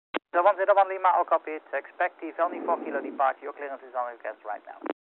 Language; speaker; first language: English; non-native, fluent; Dutch